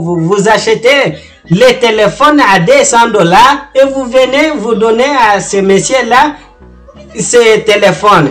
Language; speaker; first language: French; non-native, learner; Portuguese